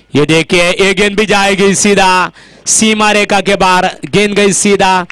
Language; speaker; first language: Hindi; non-native, local second language; Marathi